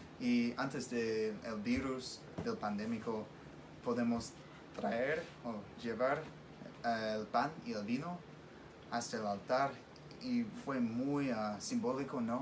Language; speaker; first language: Spanish; non-native, fluent; English